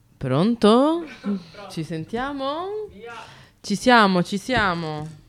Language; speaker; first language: Italian; native; Italian